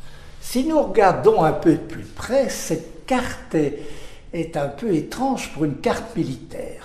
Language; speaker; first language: French; native; French